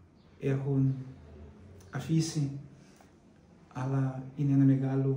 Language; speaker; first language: Greek; non-native, fluent; Portuguese